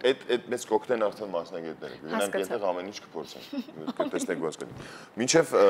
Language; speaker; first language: Armenian; native; Armenian